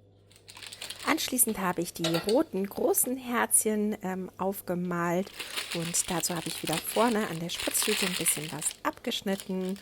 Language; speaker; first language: German; native; German